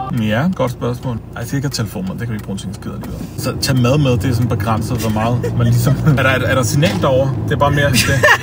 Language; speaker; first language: Danish; early bilingual, other home language; Kurdish